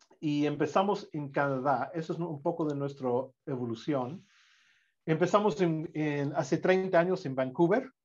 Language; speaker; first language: Spanish; non-native, fluent; English